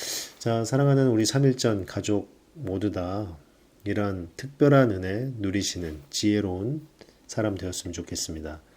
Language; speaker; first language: Korean; native; Korean